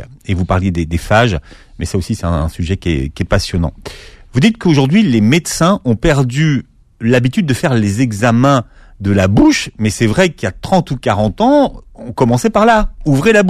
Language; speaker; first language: French; native; French